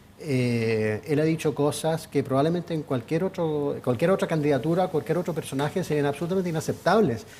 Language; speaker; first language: Spanish; native; Spanish